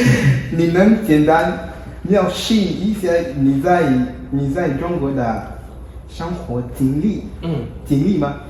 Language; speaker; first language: Chinese; non-native, learner; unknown